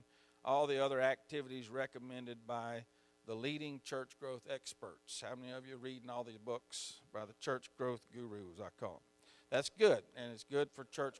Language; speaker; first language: English; native; English